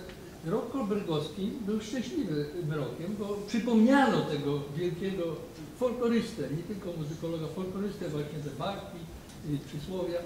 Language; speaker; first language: Polish; native; Polish